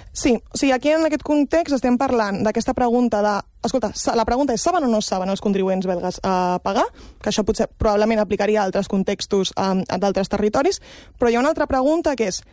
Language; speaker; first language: Catalan; native; Catalan